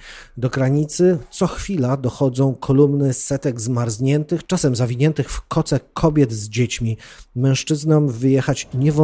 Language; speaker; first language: Polish; native; Polish